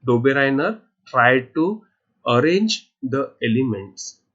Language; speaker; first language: English; non-native, local second language; Marathi